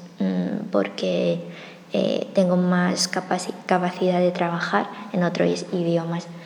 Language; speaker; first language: Spanish; non-native, fluent; Chinese